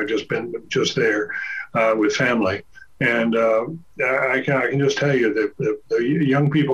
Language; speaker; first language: English; native; English